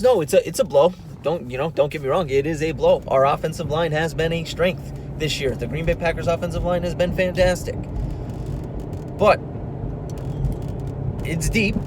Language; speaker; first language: English; native; English